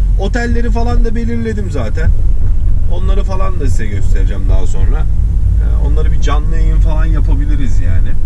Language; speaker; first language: Turkish; early bilingual, heritage; Turkish